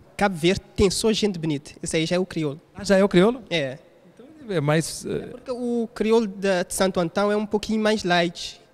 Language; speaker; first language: Portuguese; non-native, local second language; Kabuverdianu